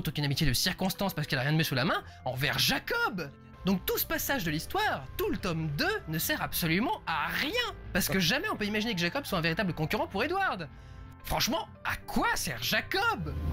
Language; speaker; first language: French; native; French